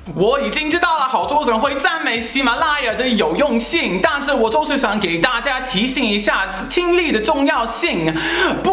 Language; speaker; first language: Chinese; non-native, fluent; English